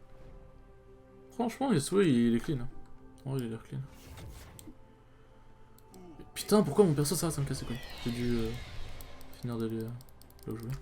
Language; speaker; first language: French; native; French